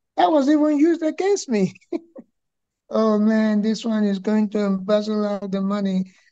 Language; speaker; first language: English; non-native, local second language; Igbo